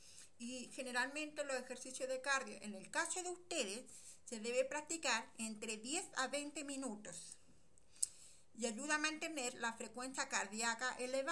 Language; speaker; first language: Spanish; native; Spanish